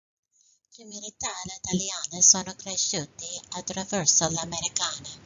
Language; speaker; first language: Italian; non-native, learner; English